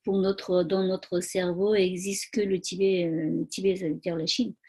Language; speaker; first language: French; non-native, fluent; Chinese